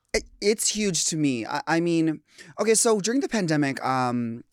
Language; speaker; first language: English; early bilingual, other home language; Filipino